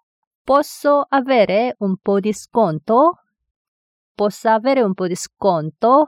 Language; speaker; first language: Italian; non-native, fluent; Korean